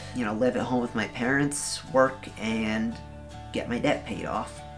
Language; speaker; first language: English; native; English